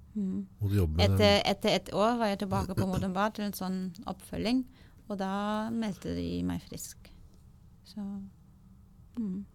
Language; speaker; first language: Norwegian; non-native, fluent; German